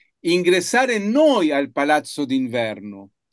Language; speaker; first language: Italian; non-native, learner; Spanish